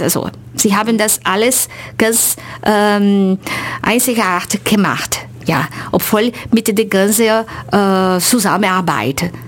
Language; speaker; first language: German; non-native, fluent; Portuguese